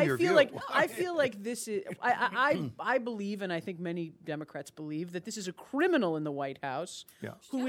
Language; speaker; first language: English; native; English